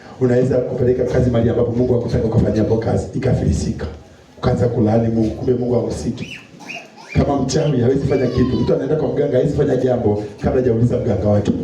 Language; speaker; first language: Swahili; non-native, local second language; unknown